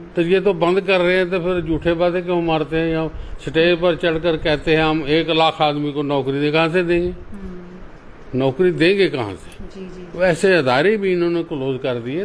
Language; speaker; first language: Hindi; native; Hindi